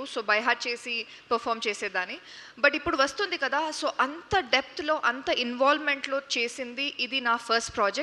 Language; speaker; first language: Telugu; non-native, local second language; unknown